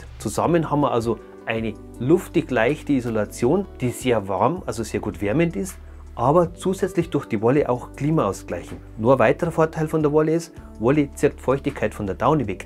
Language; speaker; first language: German; native; German